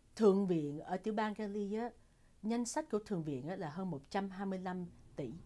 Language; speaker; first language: Vietnamese; early bilingual, heritage; Vietnamese